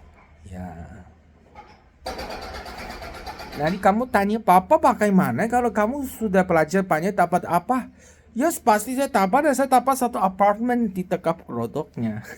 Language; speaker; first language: Indonesian; non-native, learner; Chinese